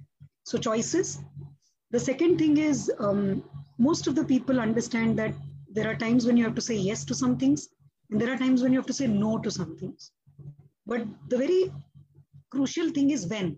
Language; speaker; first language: English; non-native, local second language; Gujarati